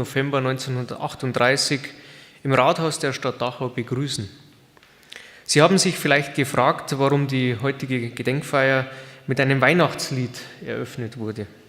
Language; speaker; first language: German; native; German